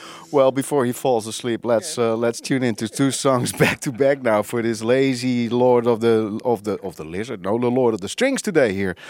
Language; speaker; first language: English; non-native, fluent; Dutch